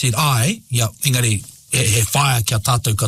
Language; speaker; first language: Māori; non-native, local second language; English